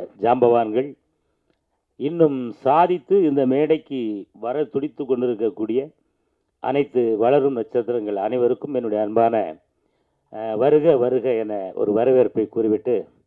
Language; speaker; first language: Tamil; native; Tamil